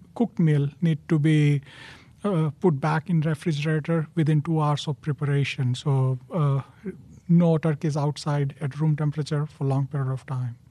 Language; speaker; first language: English; non-native, local second language; Gujarati